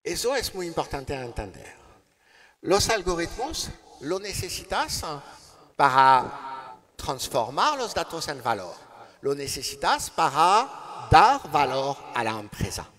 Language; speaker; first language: Spanish; non-native, learner; French